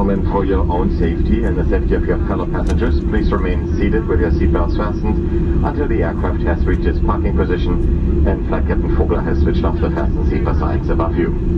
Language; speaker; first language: English; non-native, fluent; German